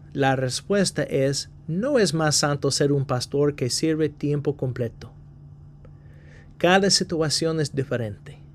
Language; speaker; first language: Spanish; non-native, fluent; English